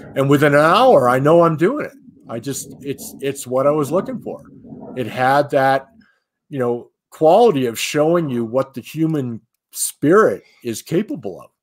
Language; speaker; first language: English; native; English